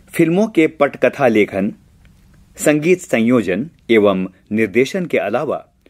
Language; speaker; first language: Hindi; native; Hindi